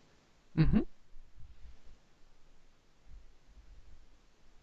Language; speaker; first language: French; native; French